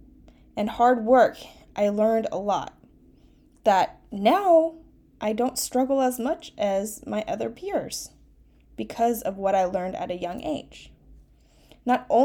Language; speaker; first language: English; early bilingual, other home language; Chinese